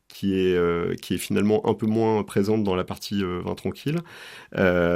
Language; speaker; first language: French; native; French